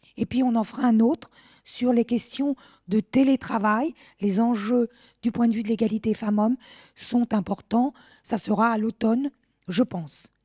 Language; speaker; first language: French; native; French